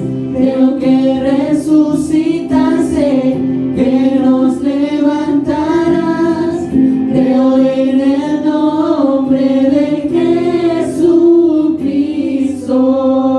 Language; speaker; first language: Spanish; native; Spanish